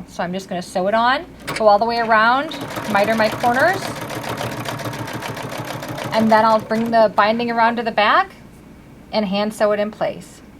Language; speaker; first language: English; native; English